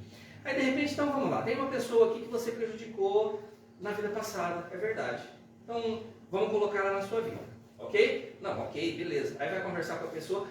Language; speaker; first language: Portuguese; native; Portuguese